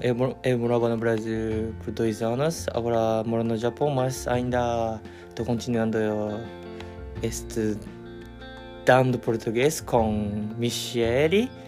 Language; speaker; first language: Portuguese; non-native, learner; Japanese